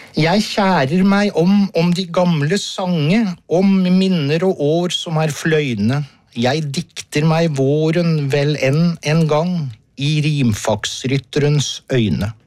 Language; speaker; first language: Norwegian; native; Norwegian